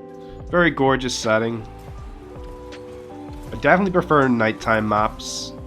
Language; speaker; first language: English; native; English